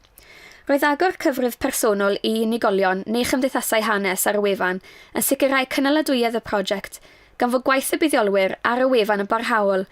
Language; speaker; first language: Welsh; native; Welsh